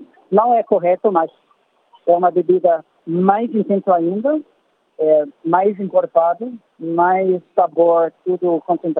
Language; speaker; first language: Portuguese; non-native, fluent; English